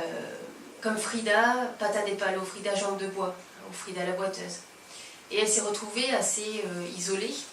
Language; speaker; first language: French; native; French